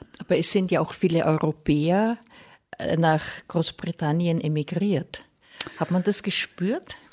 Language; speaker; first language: German; native; German